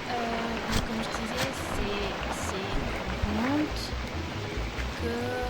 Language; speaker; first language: French; non-native, fluent; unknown